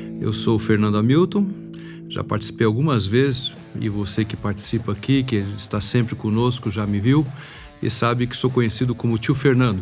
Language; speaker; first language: Portuguese; native; Portuguese